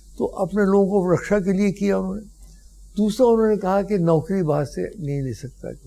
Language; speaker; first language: Hindi; non-native, local second language; Dogri